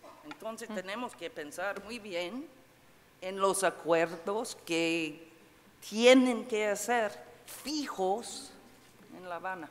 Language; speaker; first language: Spanish; non-native, fluent; English